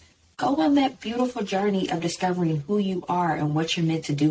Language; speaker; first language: English; native; English